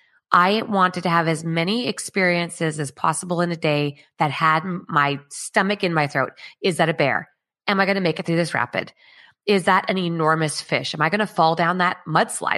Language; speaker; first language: English; native; English